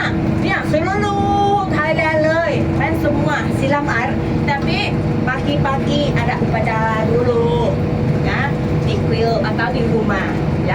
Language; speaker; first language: Indonesian; non-native, learner; Thai